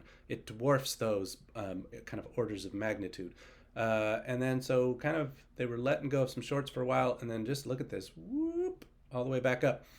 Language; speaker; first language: English; native; English